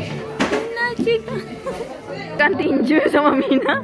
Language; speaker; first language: Indonesian; native; Indonesian